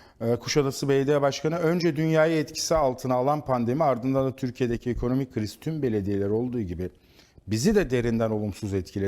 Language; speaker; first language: Turkish; native; Turkish